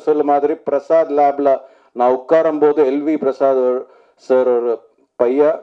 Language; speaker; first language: Tamil; non-native, learner; Telugu